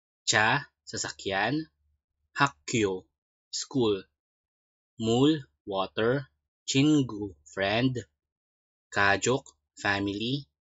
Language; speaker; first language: English; non-native, local second language; Filipino